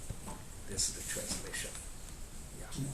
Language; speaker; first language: English; non-native, fluent; Chinese